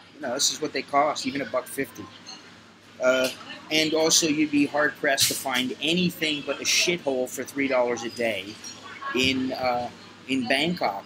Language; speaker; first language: English; native; English